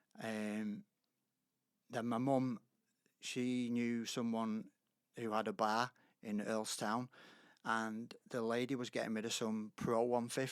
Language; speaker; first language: English; native; English